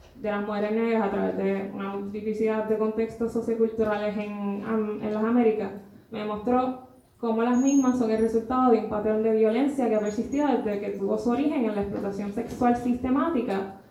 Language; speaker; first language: Spanish; native; Spanish